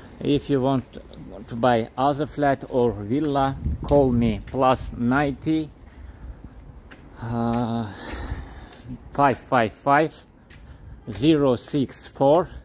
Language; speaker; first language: English; non-native, learner; Russian